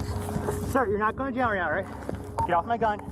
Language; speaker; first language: English; native; English